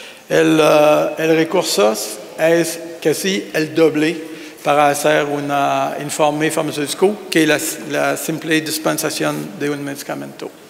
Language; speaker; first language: Spanish; non-native, learner; French